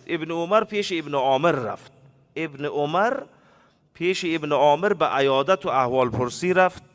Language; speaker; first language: Persian; native; Persian